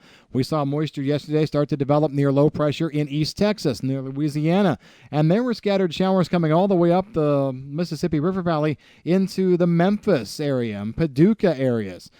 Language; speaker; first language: English; native; English